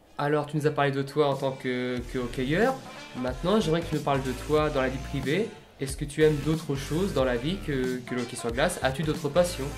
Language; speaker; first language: French; native; French